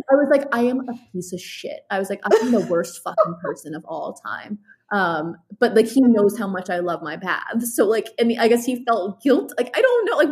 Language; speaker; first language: English; native; English